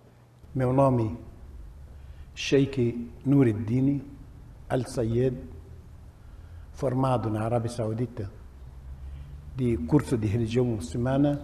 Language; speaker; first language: Portuguese; non-native, learner; Arabic